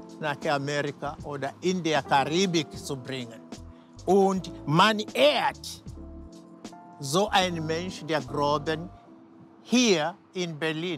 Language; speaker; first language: German; non-native, fluent; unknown